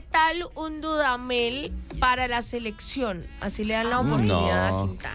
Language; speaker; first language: Spanish; native; Spanish